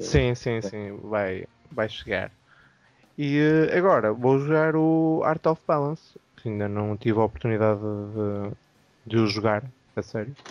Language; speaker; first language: Portuguese; native; Portuguese